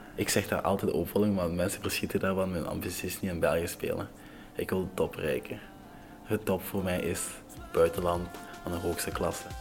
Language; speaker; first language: Dutch; non-native, fluent; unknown